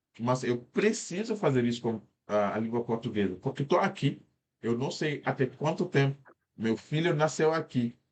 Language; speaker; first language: Portuguese; non-native, fluent; Wolof